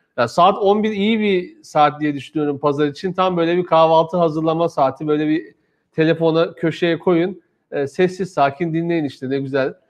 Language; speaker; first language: Turkish; native; Turkish